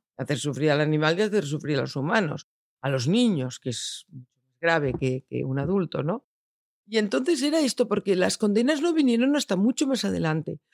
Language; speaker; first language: Spanish; non-native, local second language; Catalan